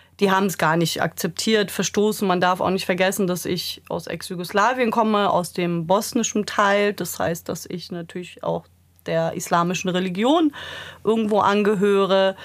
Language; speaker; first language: German; early bilingual, other home language; Serbian